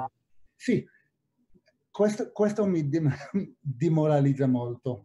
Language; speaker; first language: Italian; non-native, fluent; Hebrew